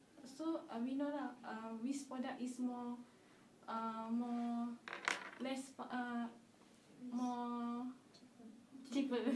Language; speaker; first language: English; non-native, local second language; Malay